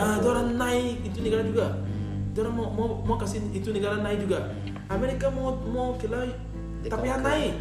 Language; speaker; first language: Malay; non-native, learner; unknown